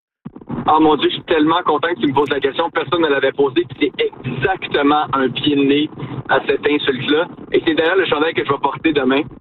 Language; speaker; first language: French; native; French